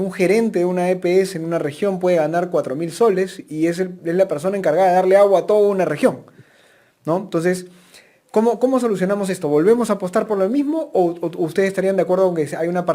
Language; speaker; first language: Spanish; native; Spanish